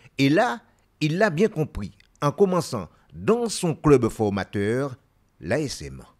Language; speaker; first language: French; native; French